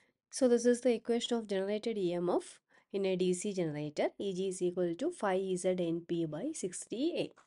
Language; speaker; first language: English; non-native, local second language; Malayalam